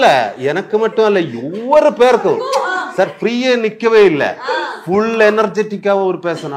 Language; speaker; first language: Tamil; non-native, learner; Malayalam